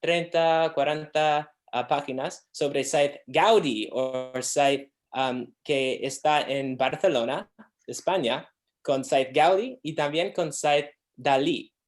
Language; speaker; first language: Spanish; non-native, learner; English